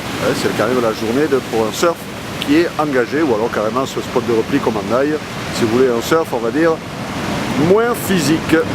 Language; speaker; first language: French; native; French